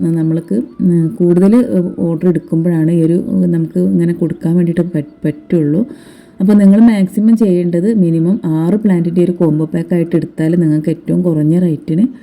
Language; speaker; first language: Malayalam; native; Malayalam